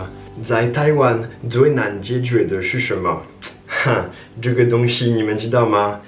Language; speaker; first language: Chinese; non-native, fluent; French